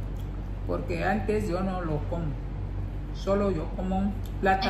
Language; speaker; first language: Spanish; non-native, learner; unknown